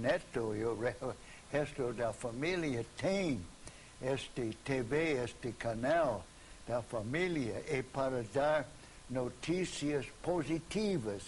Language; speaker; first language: Portuguese; non-native, fluent; English